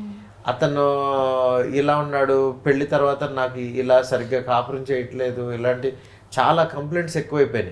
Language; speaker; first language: Telugu; native; Telugu